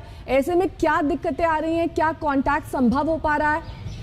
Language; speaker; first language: Hindi; native; Hindi